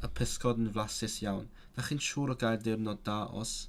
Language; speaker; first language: Welsh; non-native, learner; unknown